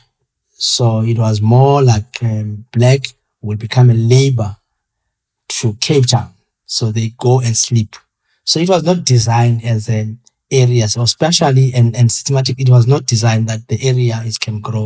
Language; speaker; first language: English; non-native, local second language; Xhosa